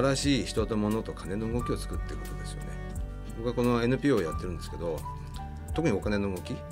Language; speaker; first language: Japanese; native; Japanese